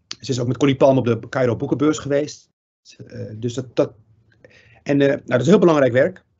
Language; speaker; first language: Dutch; early bilingual, other home language; Riffian